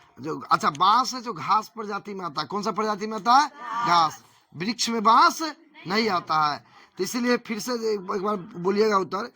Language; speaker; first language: Hindi; native; Hindi